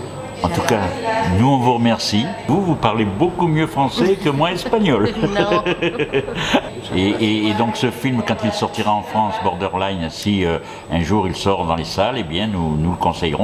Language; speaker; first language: French; native; French